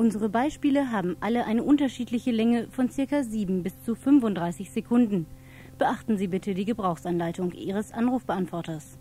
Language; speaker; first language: German; native; German